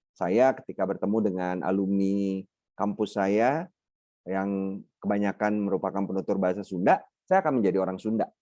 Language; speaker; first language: Indonesian; non-native, local second language; Minangkabau